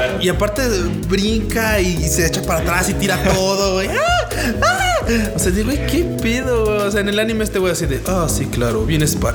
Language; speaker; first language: Spanish; native; Spanish